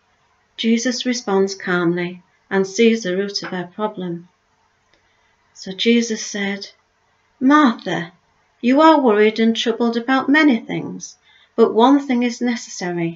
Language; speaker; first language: English; native; English